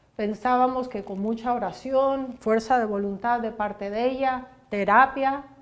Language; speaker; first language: Spanish; early bilingual, heritage; Spanish